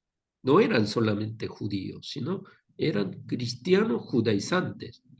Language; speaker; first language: Spanish; non-native, fluent; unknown